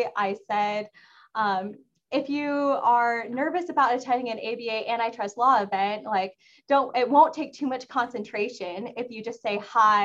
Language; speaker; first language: English; native; English